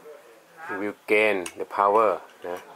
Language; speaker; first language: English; non-native, learner; Thai